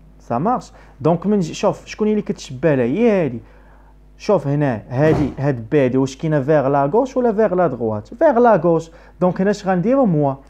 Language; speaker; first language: Arabic; native; Arabic